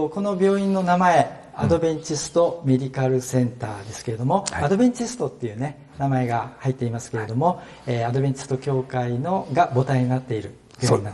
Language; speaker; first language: Japanese; native; Japanese